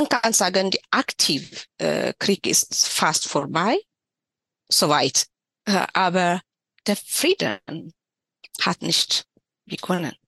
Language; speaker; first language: German; non-native, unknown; Tigrinya